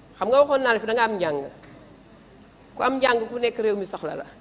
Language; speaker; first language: Wolof; non-native, local second language; Fula